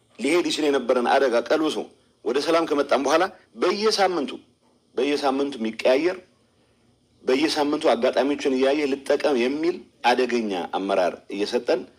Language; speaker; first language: Amharic; non-native, local second language; Tigrinya